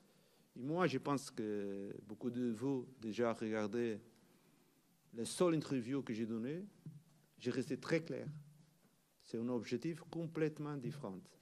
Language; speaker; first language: French; non-native, learner; Portuguese